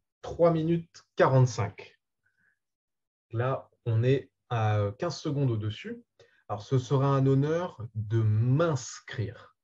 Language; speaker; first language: French; native; French